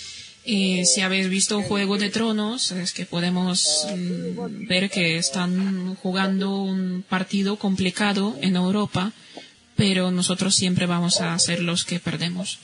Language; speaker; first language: Spanish; non-native, fluent; Bosnian